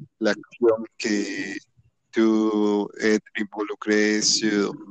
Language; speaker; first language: French; non-native, learner; Spanish